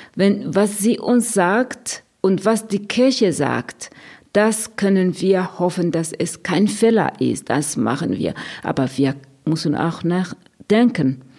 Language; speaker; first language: German; non-native, fluent; Rundi